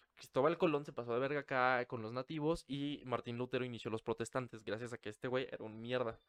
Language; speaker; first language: Spanish; native; Spanish